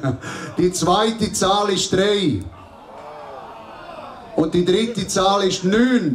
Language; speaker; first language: German; native; German